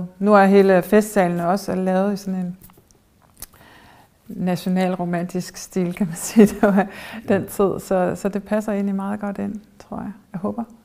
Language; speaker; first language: Danish; early bilingual, heritage; German